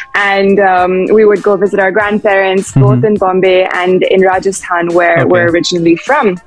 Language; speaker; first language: English; early bilingual, heritage; English